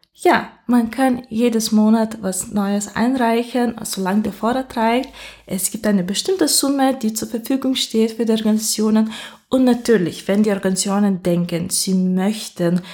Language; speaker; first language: German; non-native, fluent; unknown